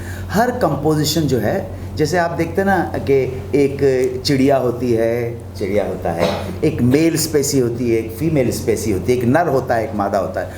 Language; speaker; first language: Hindi; native; Hindi